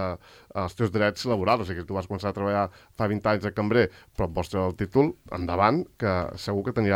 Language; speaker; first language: Catalan; native; Catalan